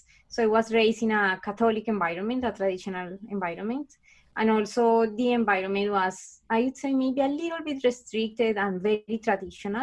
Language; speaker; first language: English; non-native, fluent; Spanish